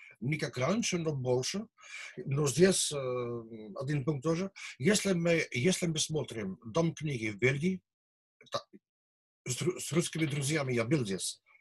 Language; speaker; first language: Russian; non-native, learner; Dutch